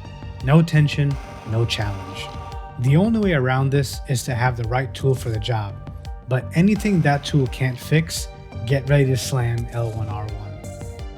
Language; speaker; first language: English; native; English